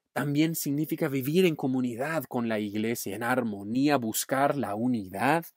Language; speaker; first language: Spanish; non-native, fluent; English